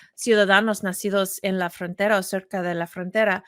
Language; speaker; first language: Spanish; non-native, fluent; English